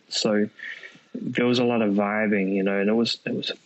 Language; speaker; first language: English; native; English